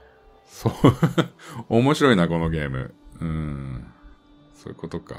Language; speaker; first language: Japanese; native; Japanese